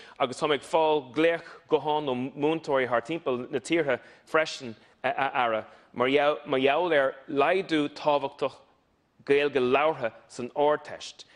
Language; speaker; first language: Irish; non-native, local second language; English